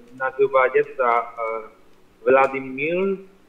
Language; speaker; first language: Russian; non-native, learner; Vietnamese